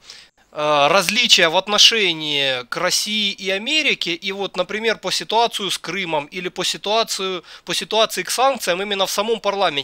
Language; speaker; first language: Russian; native; Russian